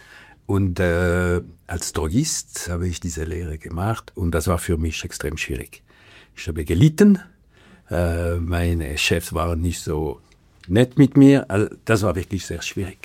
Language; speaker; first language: German; non-native, local second language; French